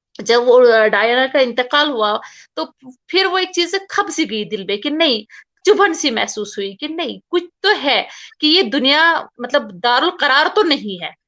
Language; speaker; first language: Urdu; non-native, local second language; Kashmiri